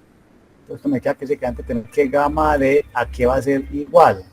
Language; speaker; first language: Spanish; native; Spanish